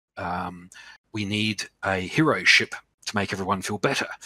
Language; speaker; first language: English; native; English